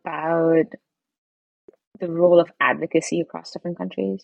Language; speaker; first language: English; non-native, local second language; Hindi